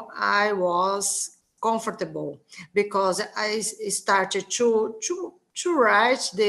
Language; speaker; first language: English; non-native, learner; Portuguese